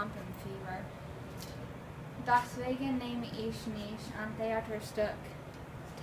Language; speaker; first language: German; non-native, learner; English